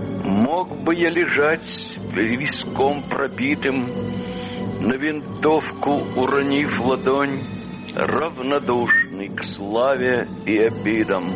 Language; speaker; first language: Russian; native; Russian